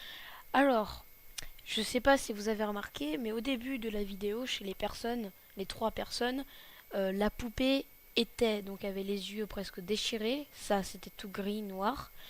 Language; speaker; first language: French; native; French